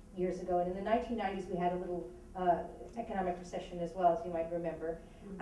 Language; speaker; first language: English; native; English